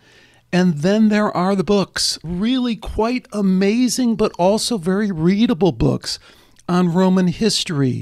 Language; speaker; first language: English; native; English